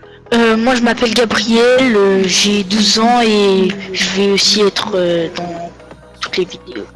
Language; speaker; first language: French; native; French